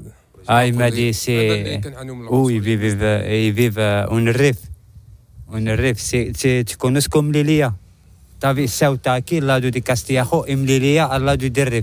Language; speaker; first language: Spanish; non-native, learner; Arabic